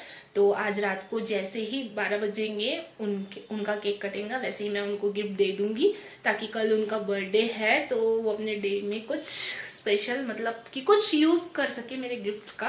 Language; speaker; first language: Hindi; native; Hindi